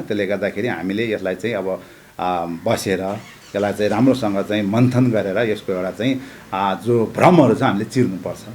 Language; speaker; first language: Nepali; non-native, local second language; Sherpa